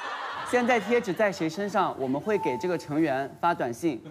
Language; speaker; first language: Chinese; native; Chinese